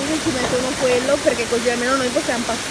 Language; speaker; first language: Italian; native; Italian